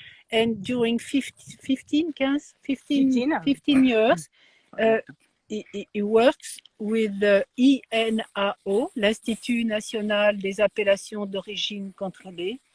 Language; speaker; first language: English; non-native, learner; French